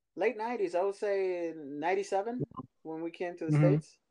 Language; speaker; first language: English; early bilingual, other home language; Spanish